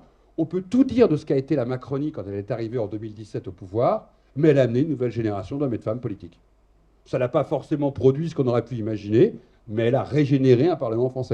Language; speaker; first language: French; native; French